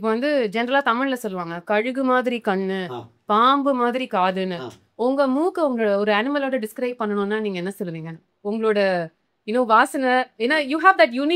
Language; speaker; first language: Tamil; native; Tamil